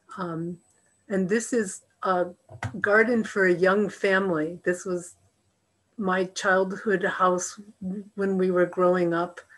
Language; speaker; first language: English; native; English